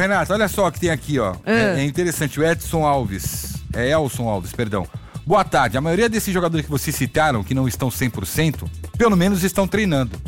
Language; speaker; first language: Portuguese; native; Portuguese